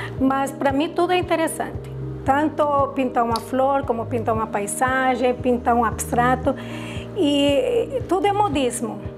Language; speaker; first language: Portuguese; non-native, fluent; Spanish